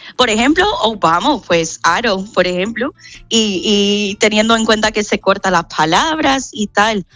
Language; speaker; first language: Spanish; non-native, fluent; English